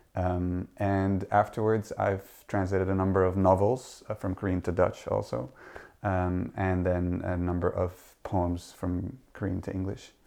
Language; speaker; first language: English; non-native, fluent; Dutch